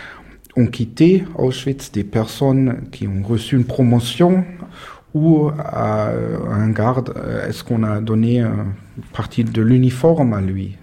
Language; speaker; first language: French; non-native, fluent; German